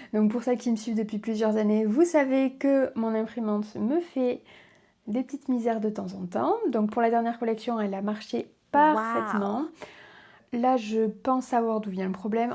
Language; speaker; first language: French; native; French